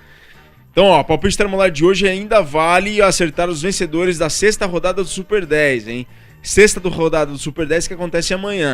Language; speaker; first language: Portuguese; native; Portuguese